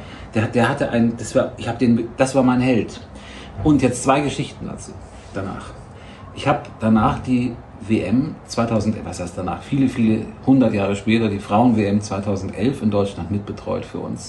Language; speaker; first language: German; native; German